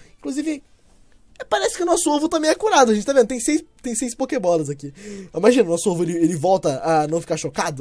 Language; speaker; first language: Portuguese; native; Portuguese